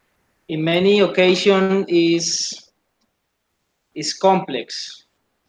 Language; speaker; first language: English; non-native, learner; Spanish